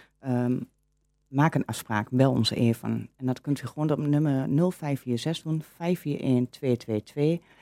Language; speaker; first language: Dutch; native; Dutch